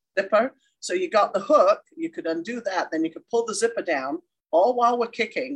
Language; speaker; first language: English; native; English